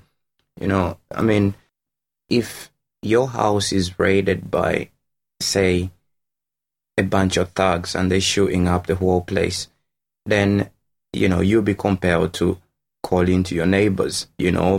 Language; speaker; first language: English; non-native, local second language; Ganda